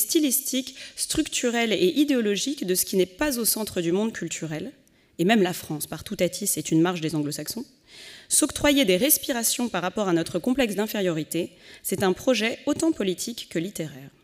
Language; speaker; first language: French; native; French